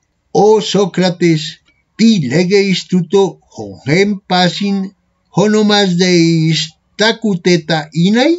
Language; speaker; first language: Greek; non-native, learner; Spanish